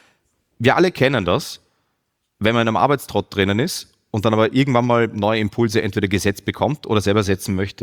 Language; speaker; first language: German; native; German